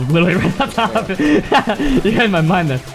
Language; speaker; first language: English; native; English